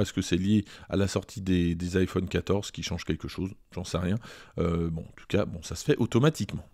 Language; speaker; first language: French; native; French